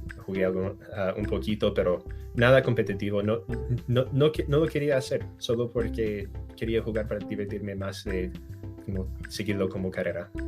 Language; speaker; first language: Spanish; non-native, fluent; English